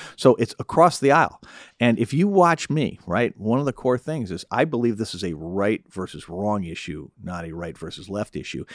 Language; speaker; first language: English; native; English